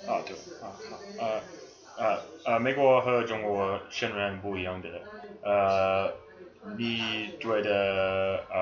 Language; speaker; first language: Chinese; non-native, learner; English